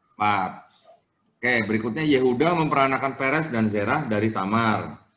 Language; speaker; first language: Indonesian; native; Indonesian